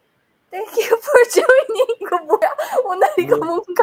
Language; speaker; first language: English; non-native, learner; Korean